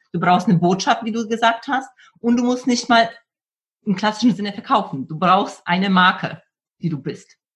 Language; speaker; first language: German; native; German